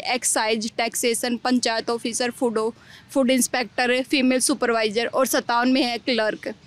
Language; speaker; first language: Hindi; native; Hindi